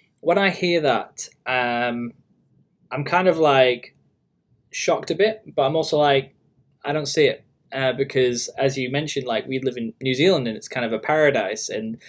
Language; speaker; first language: English; native; English